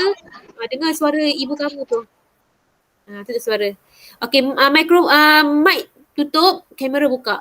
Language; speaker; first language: Malay; native; Malay